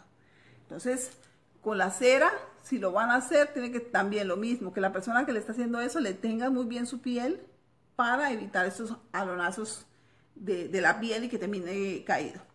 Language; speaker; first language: Spanish; native; Spanish